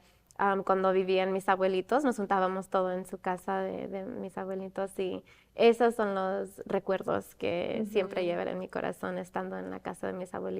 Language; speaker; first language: Spanish; early bilingual, other home language; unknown